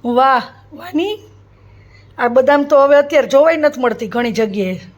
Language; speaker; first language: Gujarati; native; Gujarati